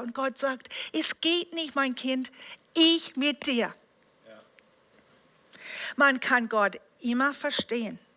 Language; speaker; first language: German; non-native, fluent; English